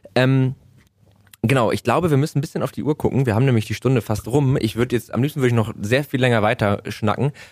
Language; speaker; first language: German; native; German